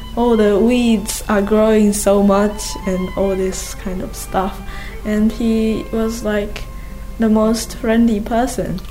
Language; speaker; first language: English; non-native, fluent; Japanese